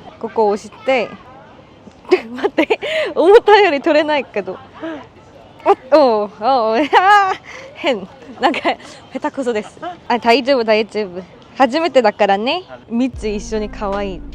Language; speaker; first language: Japanese; non-native, learner; Korean